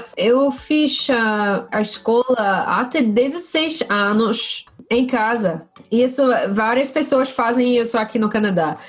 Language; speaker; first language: Portuguese; non-native, learner; English